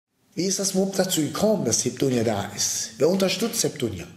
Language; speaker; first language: German; early bilingual, other home language; Turkish